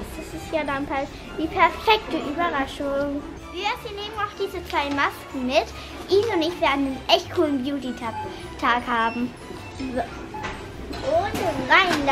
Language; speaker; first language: German; native; German